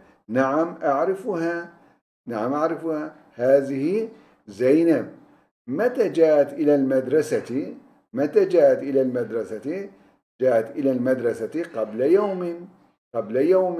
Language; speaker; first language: Arabic; non-native, fluent; Turkish